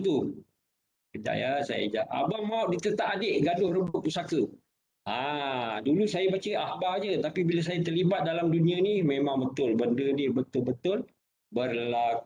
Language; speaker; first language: Malay; native; Malay